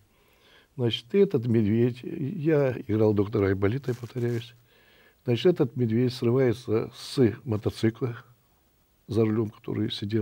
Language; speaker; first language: Russian; native; Russian